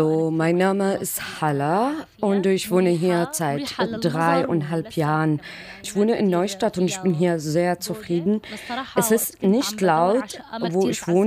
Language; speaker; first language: German; non-native, learner; Arabic